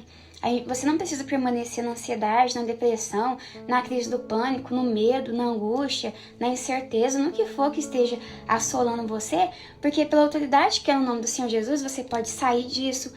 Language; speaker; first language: Portuguese; native; Portuguese